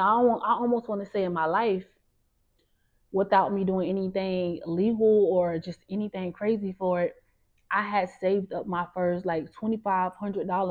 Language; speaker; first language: English; native; English